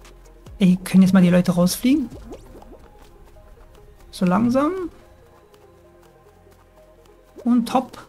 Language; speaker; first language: German; native; German